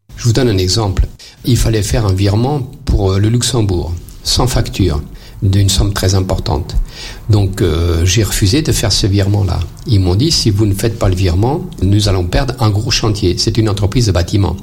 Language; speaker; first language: French; non-native, fluent; Portuguese